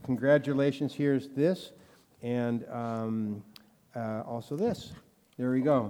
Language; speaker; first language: English; native; English